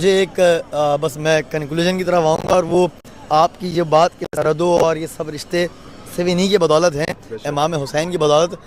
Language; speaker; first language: Urdu; native; Urdu